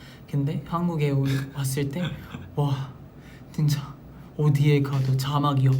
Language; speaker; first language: Korean; non-native, local second language; Filipino